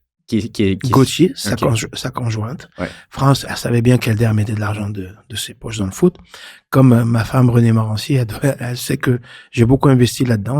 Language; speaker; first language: French; non-native, local second language; Arabic